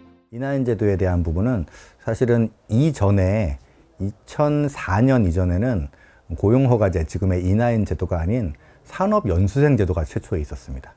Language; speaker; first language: Korean; non-native, local second language; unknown